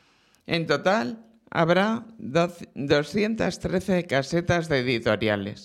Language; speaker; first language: Spanish; native; Spanish